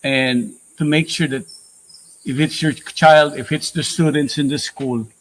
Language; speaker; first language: English; non-native, local second language; Filipino